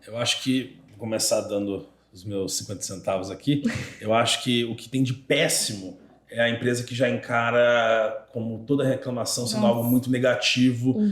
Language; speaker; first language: Portuguese; native; Portuguese